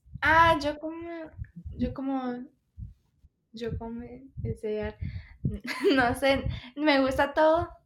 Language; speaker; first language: Spanish; early bilingual, heritage; Spanish